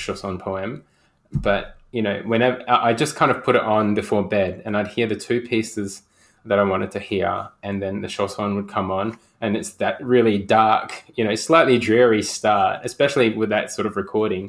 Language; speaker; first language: English; native; English